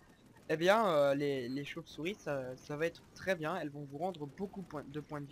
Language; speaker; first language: French; native; French